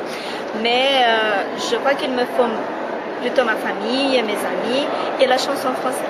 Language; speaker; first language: French; non-native, fluent; Portuguese